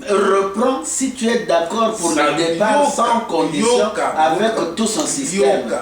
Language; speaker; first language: French; non-native, local second language; Lingala